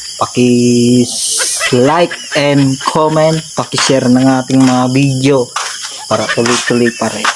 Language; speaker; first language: Filipino; non-native, local second language; Bikol